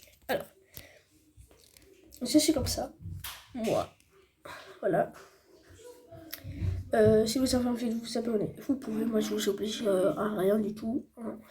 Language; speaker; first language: French; native; French